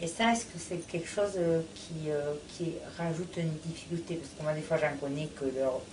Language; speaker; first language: French; native; French